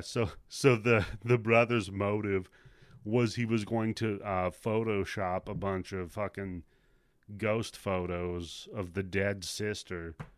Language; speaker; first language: English; native; English